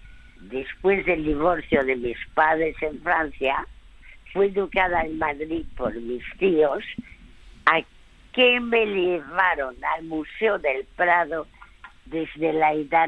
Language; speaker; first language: Spanish; early bilingual, other home language; French